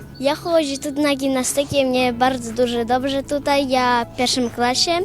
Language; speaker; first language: Polish; non-native, learner; Ukrainian